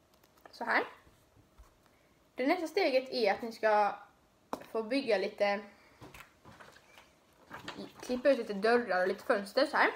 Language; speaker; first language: Swedish; native; Swedish